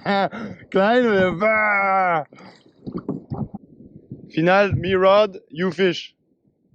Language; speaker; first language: English; non-native, learner; French